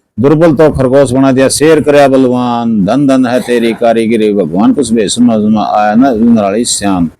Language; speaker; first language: Hindi; native; Hindi